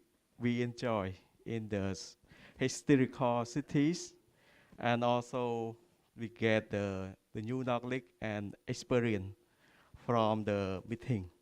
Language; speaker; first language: English; non-native, learner; Khmer